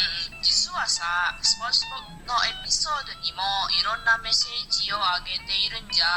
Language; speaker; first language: Japanese; non-native, learner; Indonesian